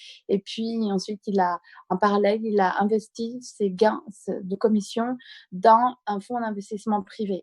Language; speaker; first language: French; native; French